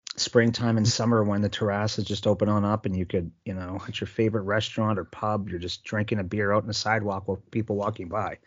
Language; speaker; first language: English; native; English